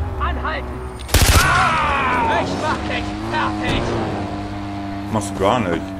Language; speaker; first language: German; native; German